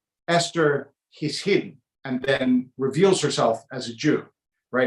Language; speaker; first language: English; native; English